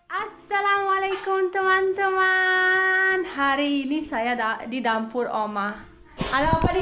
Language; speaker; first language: Indonesian; non-native, learner; Serbian